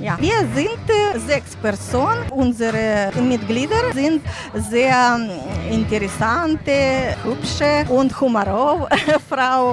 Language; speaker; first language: German; non-native, learner; Ukrainian